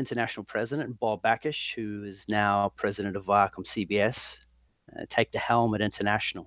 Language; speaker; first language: English; native; English